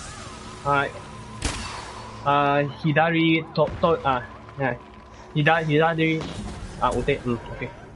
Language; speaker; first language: Japanese; non-native, learner; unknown